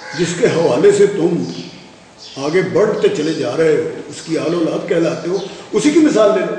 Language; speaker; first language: Urdu; non-native, local second language; Punjabi